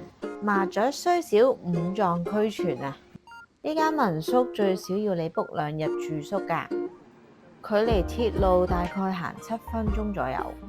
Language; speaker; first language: Cantonese; native; Cantonese